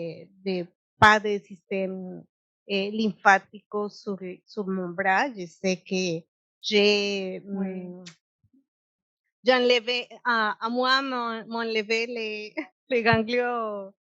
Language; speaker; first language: French; non-native, learner; Spanish